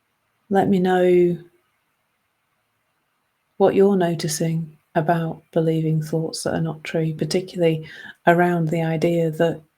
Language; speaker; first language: English; native; English